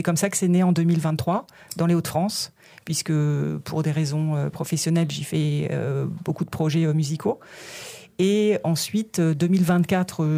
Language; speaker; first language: French; native; French